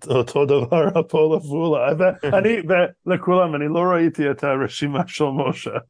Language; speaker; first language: Hebrew; non-native, fluent; English